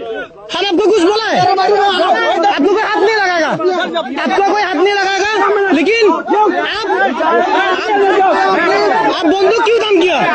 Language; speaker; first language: Hindi; non-native, learner; Bangla